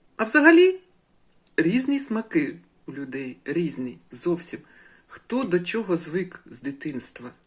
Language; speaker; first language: Ukrainian; native; Ukrainian